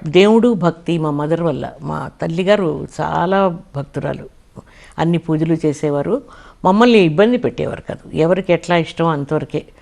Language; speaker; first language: Telugu; native; Telugu